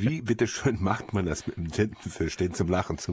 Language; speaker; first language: German; native; German